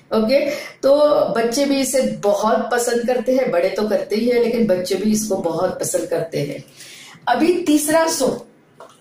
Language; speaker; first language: Hindi; non-native, local second language; Marathi